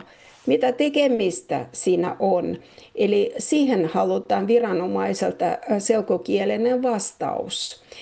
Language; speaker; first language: Finnish; non-native, fluent; Russian